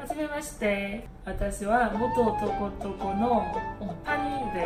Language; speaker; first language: Japanese; non-native, learner; Korean